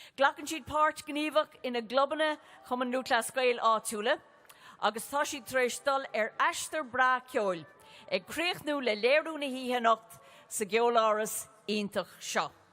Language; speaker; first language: Irish; native; Irish